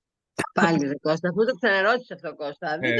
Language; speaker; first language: Greek; native; Greek